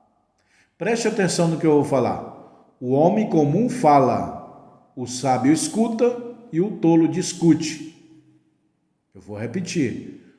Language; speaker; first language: Portuguese; native; Portuguese